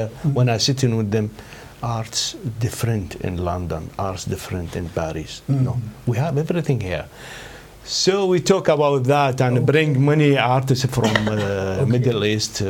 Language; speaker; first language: English; non-native, learner; Arabic